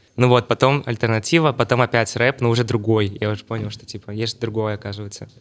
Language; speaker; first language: Russian; native; Russian